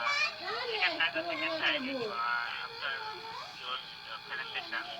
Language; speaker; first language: English; non-native, local second language; Bangla